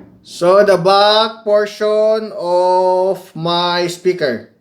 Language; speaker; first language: English; non-native, local second language; Filipino